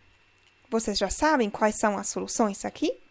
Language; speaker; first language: Portuguese; non-native, fluent; German